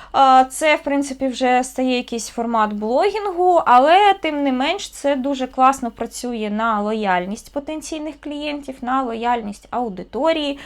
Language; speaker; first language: Ukrainian; non-native, local second language; Russian